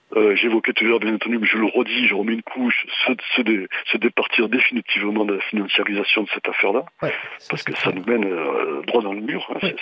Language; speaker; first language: French; native; French